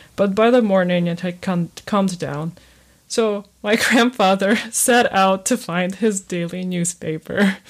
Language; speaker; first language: English; early bilingual, other home language; Ukrainian